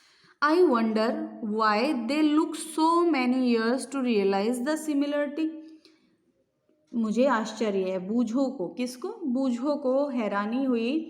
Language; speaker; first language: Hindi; native; Hindi